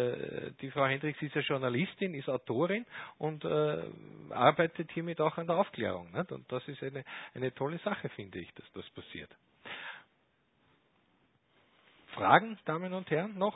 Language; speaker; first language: German; native; German